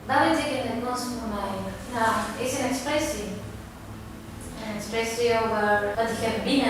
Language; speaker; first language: Dutch; non-native, learner; Spanish